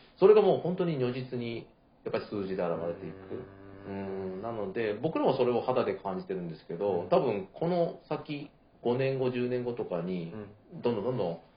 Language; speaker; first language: Japanese; native; Japanese